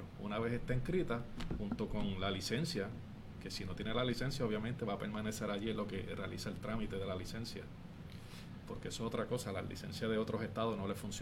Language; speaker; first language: Spanish; native; Spanish